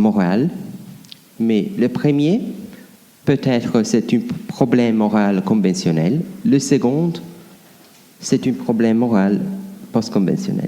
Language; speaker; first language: French; non-native, fluent; Italian